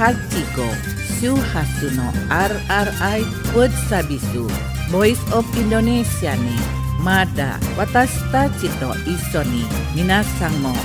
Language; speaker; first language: Japanese; non-native, fluent; Indonesian